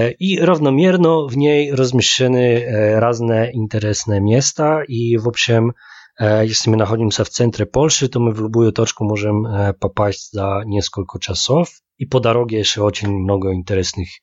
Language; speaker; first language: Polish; non-native, learner; Russian